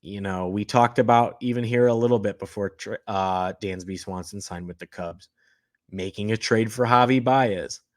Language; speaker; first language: English; native; English